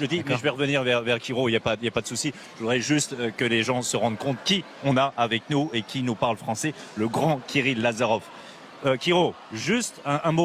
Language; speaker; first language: French; native; French